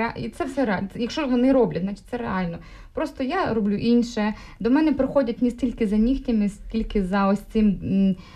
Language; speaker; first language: Ukrainian; non-native, local second language; Russian